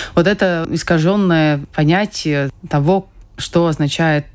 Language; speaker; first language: Russian; non-native, fluent; Latvian